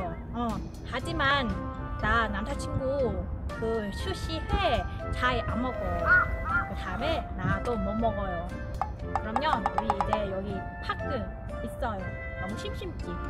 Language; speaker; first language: Korean; non-native, learner; Vietnamese